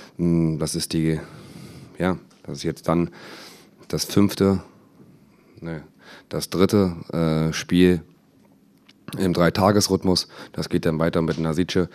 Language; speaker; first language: German; native; German